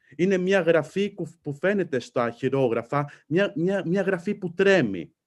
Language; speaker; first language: Greek; non-native, fluent; Italian